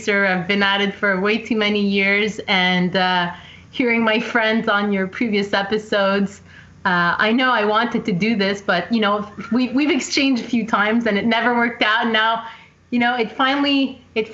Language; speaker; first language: English; native; English